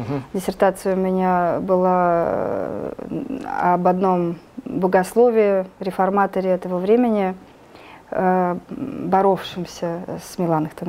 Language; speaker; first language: Russian; native; Russian